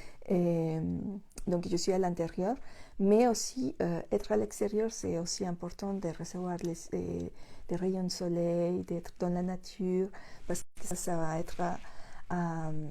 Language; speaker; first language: French; non-native, fluent; Spanish